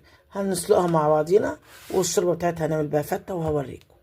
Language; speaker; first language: Arabic; native; Arabic